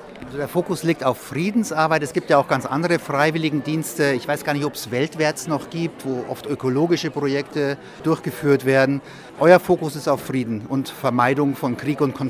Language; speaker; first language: German; native; German